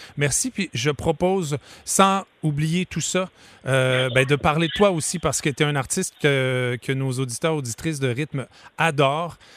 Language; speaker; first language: French; native; French